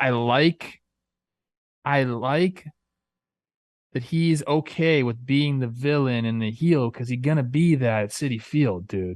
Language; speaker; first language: English; native; English